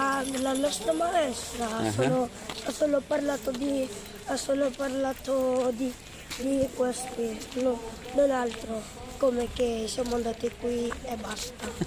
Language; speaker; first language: Italian; early bilingual, other home language; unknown